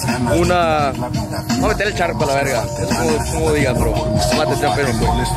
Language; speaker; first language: Spanish; early bilingual, heritage; Spanish